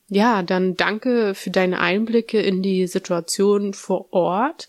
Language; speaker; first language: German; native; German